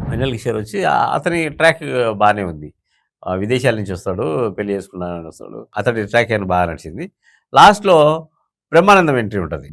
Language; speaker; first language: Telugu; native; Telugu